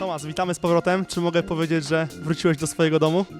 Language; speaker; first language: Polish; native; Polish